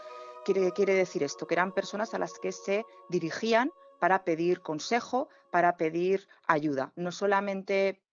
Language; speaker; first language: Spanish; native; Spanish